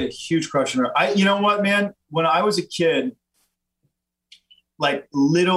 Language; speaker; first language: English; native; English